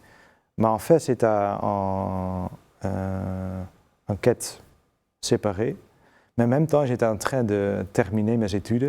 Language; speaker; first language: French; non-native, fluent; Dutch